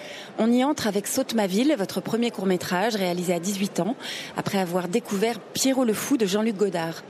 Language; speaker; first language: French; native; French